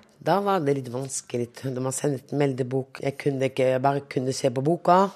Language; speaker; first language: Norwegian; non-native, local second language; Romany